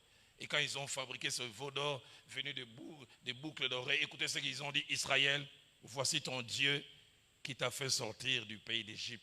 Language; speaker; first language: French; non-native, local second language; Lingala